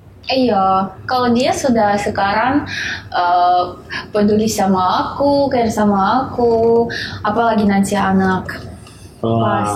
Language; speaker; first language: Indonesian; non-native, learner; Russian